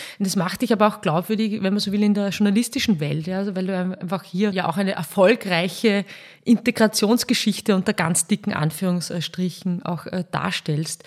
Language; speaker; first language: German; native; German